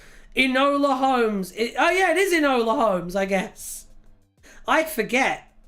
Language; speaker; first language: English; native; English